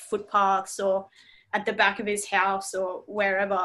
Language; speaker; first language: English; native; English